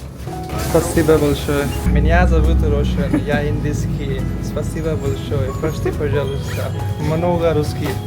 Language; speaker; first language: Russian; non-native, learner; Hindi